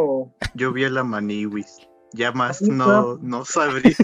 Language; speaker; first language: Spanish; native; Spanish